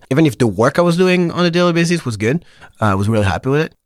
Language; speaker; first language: English; non-native, fluent; French